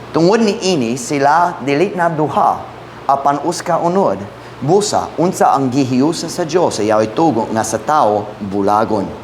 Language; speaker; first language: Cebuano; non-native, fluent; English